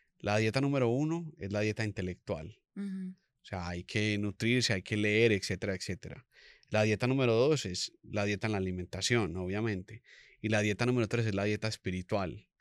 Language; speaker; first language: Spanish; native; Spanish